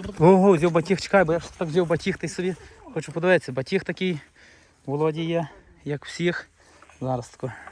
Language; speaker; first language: Ukrainian; native; Ukrainian